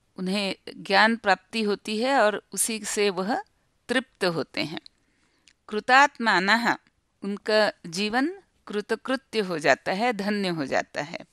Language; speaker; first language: Hindi; non-native, local second language; Marathi